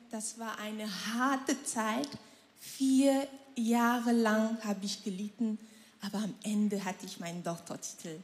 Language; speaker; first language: German; non-native, fluent; French